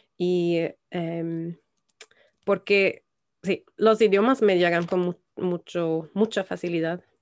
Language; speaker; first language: Spanish; non-native, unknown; German